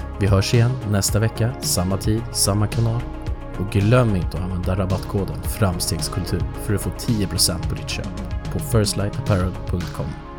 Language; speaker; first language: Swedish; native; Swedish